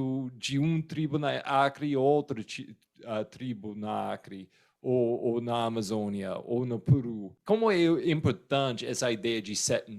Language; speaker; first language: Portuguese; non-native, fluent; English